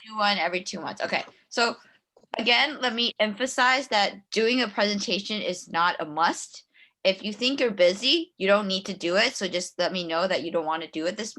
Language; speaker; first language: English; non-native, fluent; Chinese